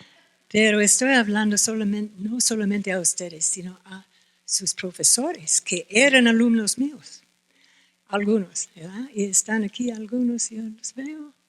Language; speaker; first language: Spanish; non-native, fluent; English